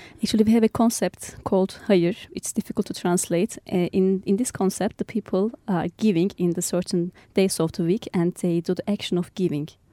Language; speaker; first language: English; non-native, fluent; Turkish